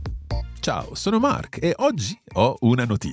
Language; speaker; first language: Italian; non-native, fluent; English